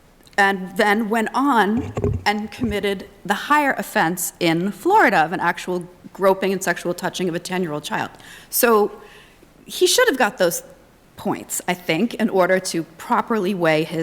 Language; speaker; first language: English; native; English